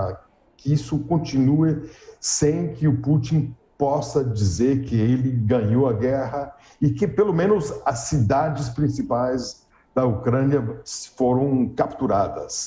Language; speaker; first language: Portuguese; non-native, fluent; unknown